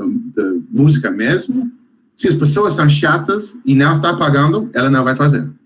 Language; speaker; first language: Portuguese; non-native, fluent; English